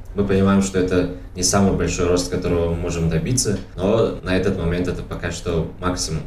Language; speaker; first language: Russian; non-native, local second language; Tajik